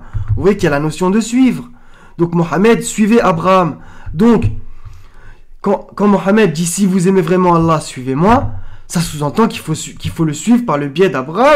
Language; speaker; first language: French; native; French